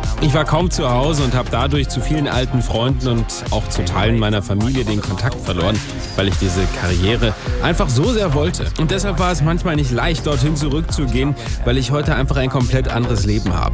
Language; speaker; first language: German; non-native, fluent; English